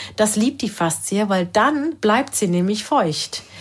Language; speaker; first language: German; early bilingual, other home language; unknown